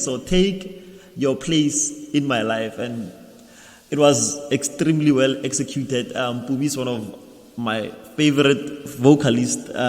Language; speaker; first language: English; non-native, local second language; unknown